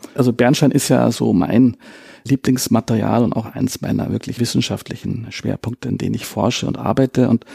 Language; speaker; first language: German; native; German